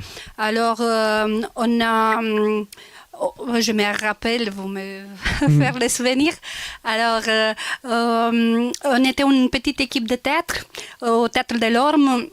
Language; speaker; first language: French; non-native, local second language; Romanian